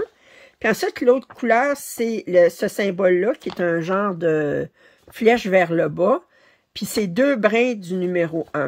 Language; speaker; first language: French; native; French